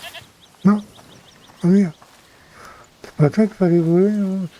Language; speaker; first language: French; native; French